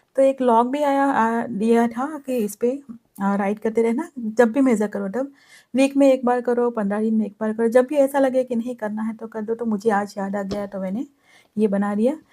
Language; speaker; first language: Hindi; non-native, local second language; Gujarati